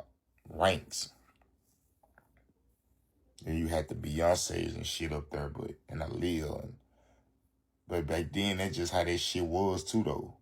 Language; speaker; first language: English; native; English